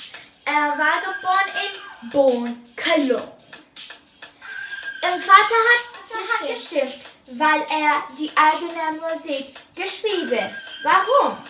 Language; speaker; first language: German; non-native, learner; English